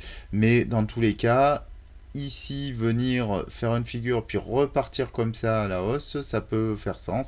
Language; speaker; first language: French; native; French